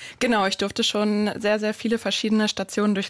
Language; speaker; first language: German; native; German